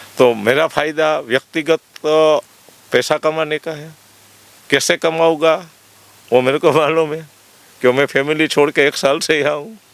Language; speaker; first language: Hindi; non-native, local second language; Gujarati